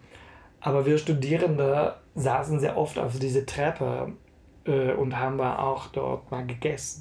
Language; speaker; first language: German; non-native, fluent; Hungarian